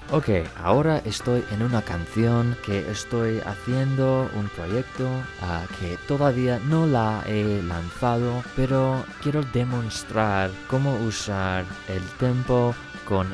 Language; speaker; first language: Spanish; non-native, fluent; English